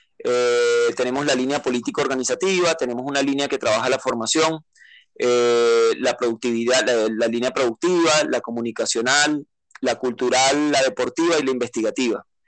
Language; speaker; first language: Spanish; native; Spanish